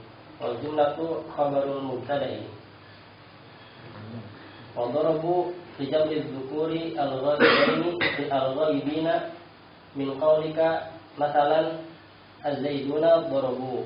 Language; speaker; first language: Arabic; non-native, learner; Indonesian